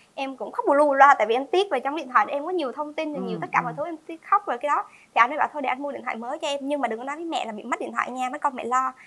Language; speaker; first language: Vietnamese; native; Vietnamese